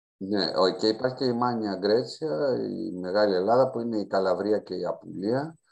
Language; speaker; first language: Greek; native; Greek